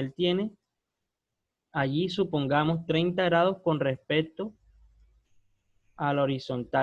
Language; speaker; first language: Spanish; native; Spanish